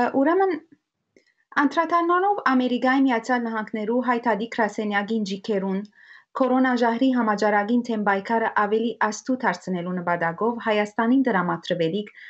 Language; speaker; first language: Armenian; early bilingual, heritage; Armenian